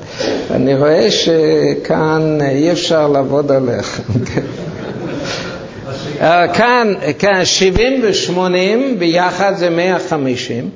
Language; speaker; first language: Hebrew; non-native, fluent; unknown